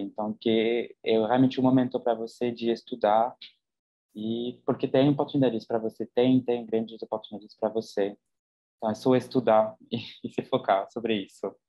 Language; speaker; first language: Portuguese; non-native, fluent; French